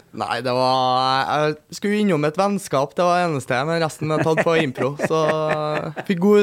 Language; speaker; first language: Norwegian; native; Norwegian